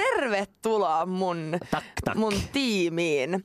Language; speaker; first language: Finnish; non-native, local second language; Swedish